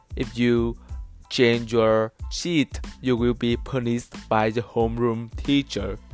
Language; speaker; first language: English; non-native, learner; Vietnamese